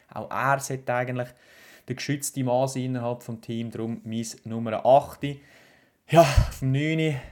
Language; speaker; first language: German; native; German